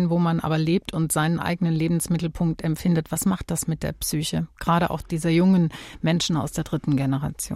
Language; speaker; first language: German; native; German